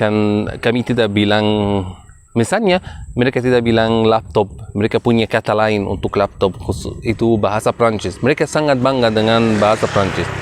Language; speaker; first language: Indonesian; non-native, fluent; Arabic